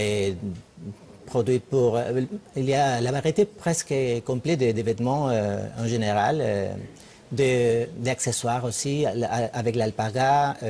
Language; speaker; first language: French; non-native, fluent; Spanish